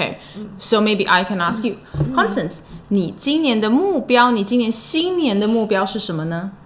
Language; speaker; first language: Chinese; non-native, fluent; English